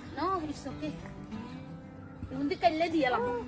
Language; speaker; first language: English; non-native, learner; Bangla